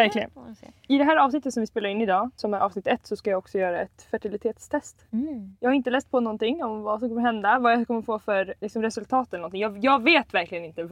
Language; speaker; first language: Swedish; native; Swedish